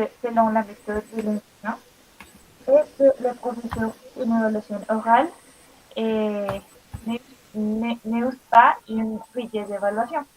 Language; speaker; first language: French; non-native, learner; Spanish